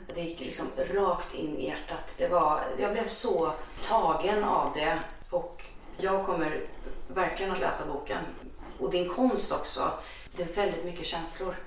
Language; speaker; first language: Swedish; native; Swedish